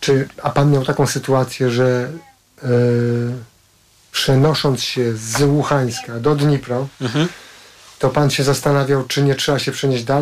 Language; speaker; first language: Polish; native; Polish